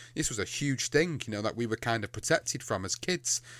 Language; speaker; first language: English; native; English